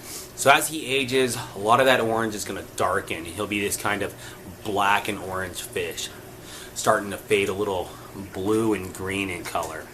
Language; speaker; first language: English; native; English